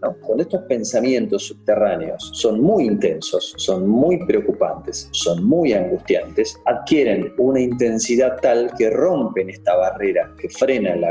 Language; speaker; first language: Spanish; native; Spanish